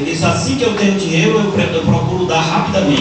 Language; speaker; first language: Portuguese; native; Portuguese